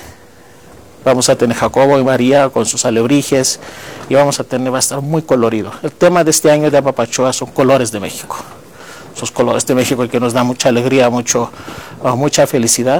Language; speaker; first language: Spanish; non-native, fluent; Greek